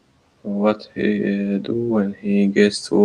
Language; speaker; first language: English; non-native, learner; Arabic